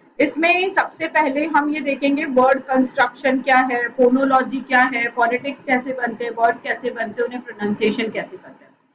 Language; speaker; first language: Hindi; native; Hindi